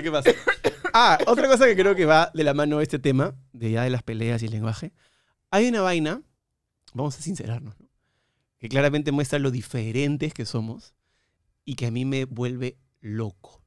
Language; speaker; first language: Spanish; native; Spanish